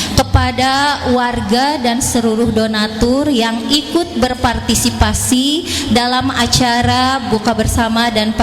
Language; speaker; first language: Indonesian; native; Indonesian